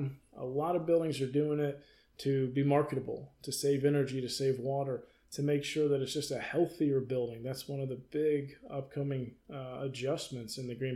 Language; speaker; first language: English; native; English